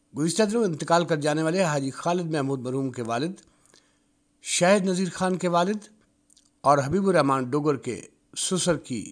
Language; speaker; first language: Urdu; non-native, local second language; Punjabi